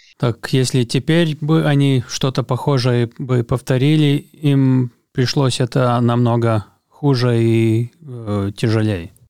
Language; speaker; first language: Russian; non-native, local second language; Latvian